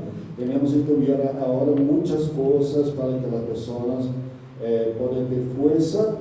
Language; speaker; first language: Spanish; non-native, learner; Portuguese